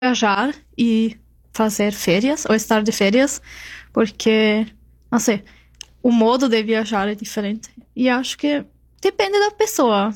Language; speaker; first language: Portuguese; non-native, fluent; German